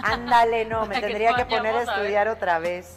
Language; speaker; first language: Spanish; early bilingual, other home language; Romanian